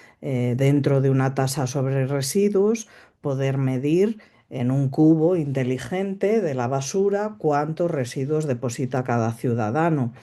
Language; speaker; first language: Spanish; native; Spanish